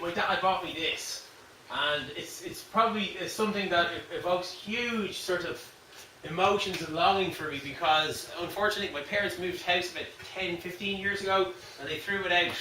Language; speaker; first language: English; native; English